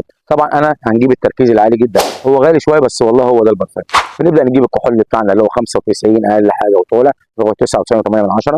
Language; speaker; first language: Arabic; native; Arabic